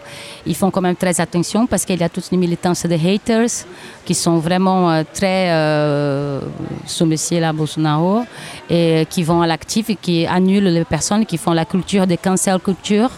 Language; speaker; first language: French; non-native, fluent; Portuguese